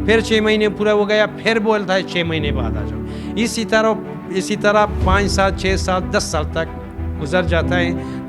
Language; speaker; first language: Hindi; non-native, fluent; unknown